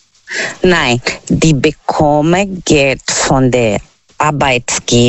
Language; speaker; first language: German; non-native, learner; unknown